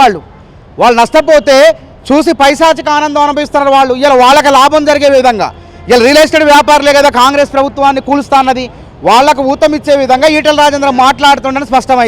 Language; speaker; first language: Telugu; native; Telugu